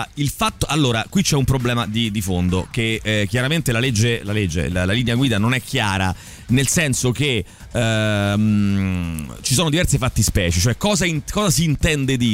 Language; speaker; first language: Italian; native; Italian